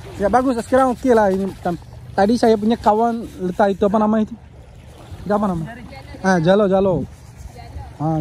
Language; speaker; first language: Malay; non-native, learner; Bangla